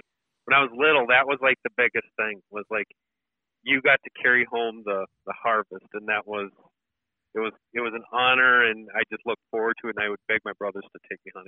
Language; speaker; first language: English; native; English